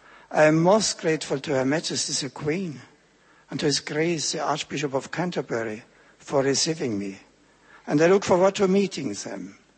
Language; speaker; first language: English; non-native, fluent; German